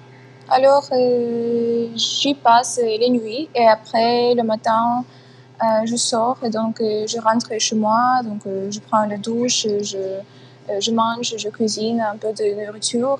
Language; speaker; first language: French; non-native, fluent; Ukrainian